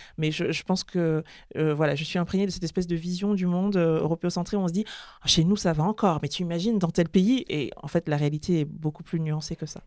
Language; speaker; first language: French; native; French